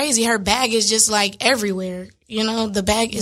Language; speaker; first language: English; native; English